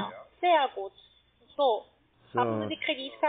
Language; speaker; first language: German; non-native, fluent; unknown